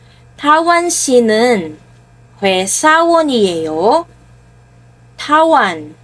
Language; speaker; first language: Korean; non-native, fluent; Filipino